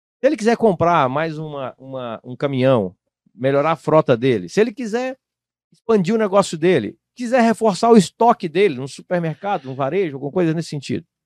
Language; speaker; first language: Portuguese; native; Portuguese